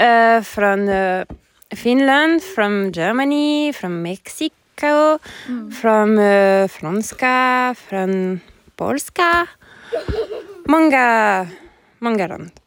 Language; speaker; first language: Swedish; non-native, learner; French